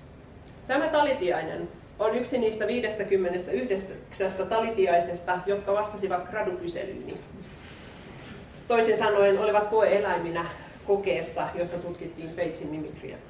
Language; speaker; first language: Finnish; native; Finnish